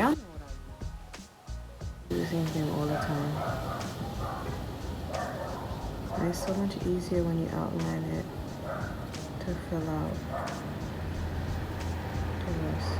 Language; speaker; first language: English; native; English